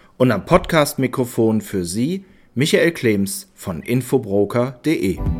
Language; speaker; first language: German; native; German